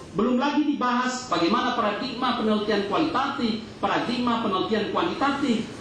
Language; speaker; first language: Indonesian; non-native, local second language; Achinese